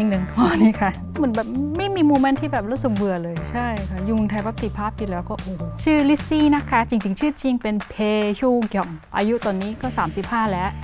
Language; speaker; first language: Thai; non-native, fluent; Korean